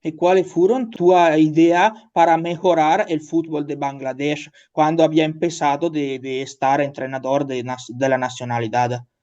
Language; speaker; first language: Spanish; non-native, learner; Italian